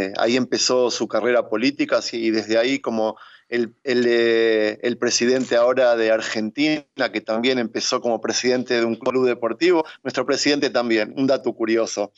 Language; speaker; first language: Spanish; native; Spanish